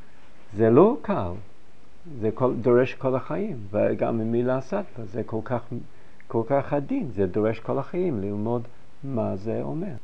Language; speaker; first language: Hebrew; non-native, fluent; English